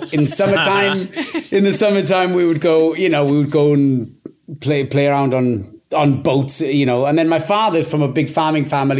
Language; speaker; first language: English; non-native, local second language; Welsh